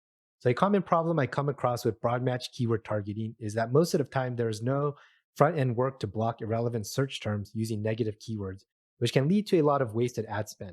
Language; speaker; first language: English; native; English